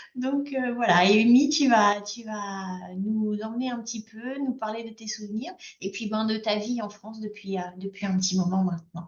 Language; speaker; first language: French; native; French